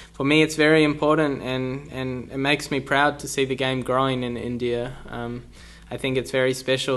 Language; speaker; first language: English; native; English